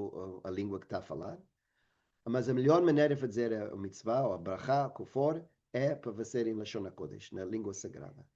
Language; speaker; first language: Portuguese; non-native, fluent; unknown